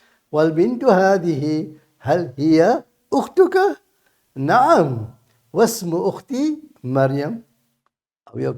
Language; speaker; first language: Arabic; non-native, fluent; English